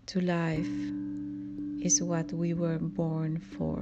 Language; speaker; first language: English; non-native, fluent; Spanish